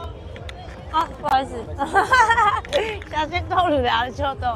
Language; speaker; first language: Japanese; non-native, fluent; Chinese